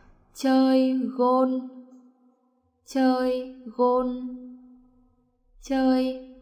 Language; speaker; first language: Vietnamese; native; Vietnamese